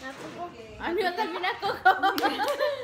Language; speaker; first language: Spanish; native; Spanish